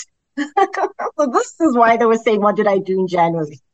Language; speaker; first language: English; non-native, local second language; Zulu